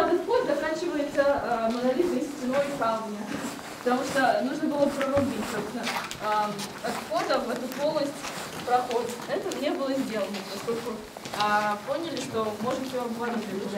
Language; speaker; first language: Russian; native; Russian